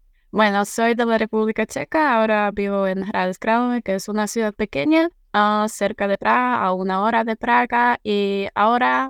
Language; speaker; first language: Spanish; non-native, fluent; Czech